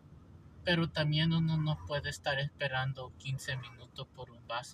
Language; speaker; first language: Spanish; early bilingual, heritage; English